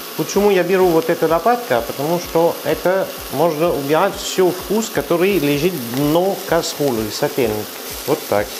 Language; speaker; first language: Russian; non-native, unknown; French